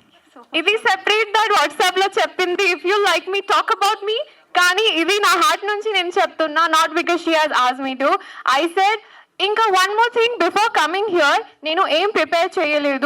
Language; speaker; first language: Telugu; non-native, learner; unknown